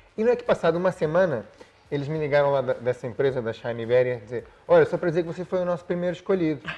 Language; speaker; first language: Portuguese; native; Portuguese